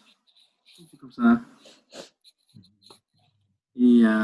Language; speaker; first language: French; non-native, learner; English